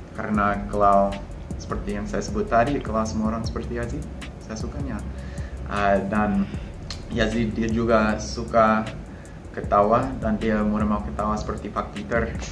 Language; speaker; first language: Indonesian; non-native, fluent; English